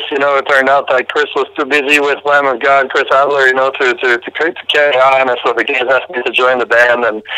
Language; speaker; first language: English; early bilingual, other home language; French